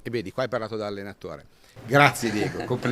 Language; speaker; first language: Italian; native; Italian